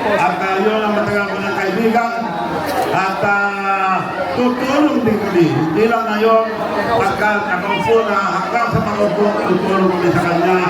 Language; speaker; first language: Filipino; non-native, local second language; Iloko